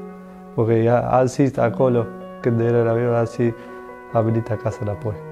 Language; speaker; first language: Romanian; non-native, learner; Spanish